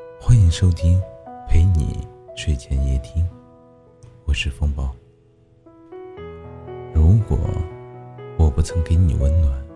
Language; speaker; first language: Chinese; native; Chinese